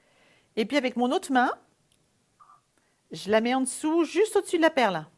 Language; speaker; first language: French; native; French